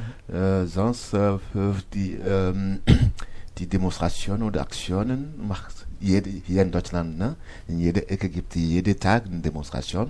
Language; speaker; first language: German; non-native, learner; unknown